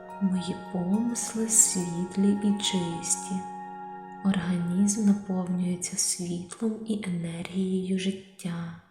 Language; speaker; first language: Ukrainian; native; Ukrainian